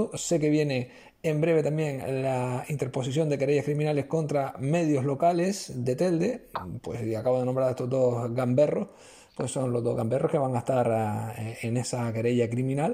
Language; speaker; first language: Spanish; native; Spanish